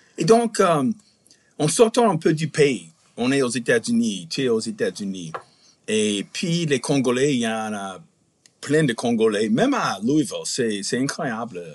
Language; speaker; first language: French; non-native, fluent; English